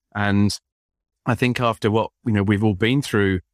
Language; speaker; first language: English; native; English